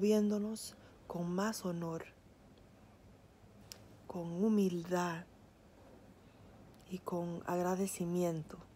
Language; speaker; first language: Spanish; early bilingual, heritage; Spanish